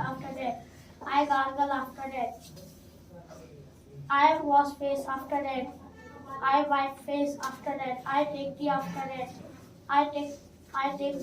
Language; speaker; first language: English; non-native, learner; Hindi